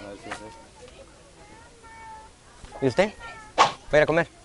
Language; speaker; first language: Spanish; native; Spanish